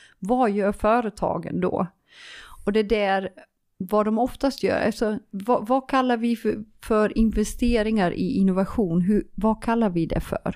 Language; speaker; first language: Swedish; non-native, fluent; Dutch